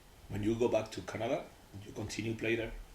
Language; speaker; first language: English; non-native, learner; Spanish